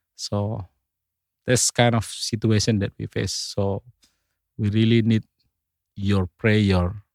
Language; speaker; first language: English; non-native, fluent; Indonesian